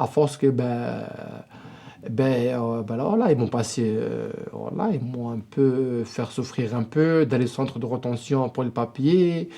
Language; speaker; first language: French; non-native, local second language; Arabic